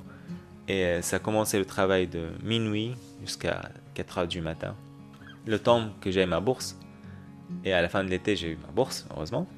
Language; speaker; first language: French; non-native, fluent; Arabic